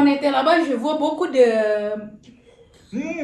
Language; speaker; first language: French; non-native, learner; Indonesian